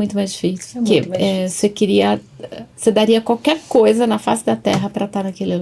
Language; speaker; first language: Portuguese; native; Portuguese